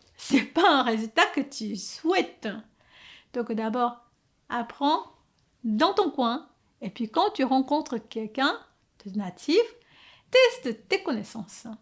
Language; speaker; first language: French; non-native, fluent; Korean